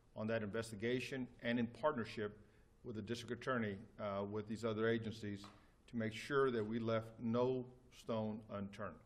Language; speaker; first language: English; early bilingual, other home language; Spanish